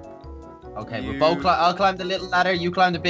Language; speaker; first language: English; native; English